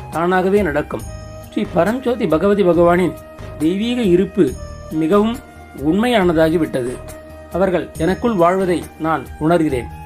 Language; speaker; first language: Tamil; native; Tamil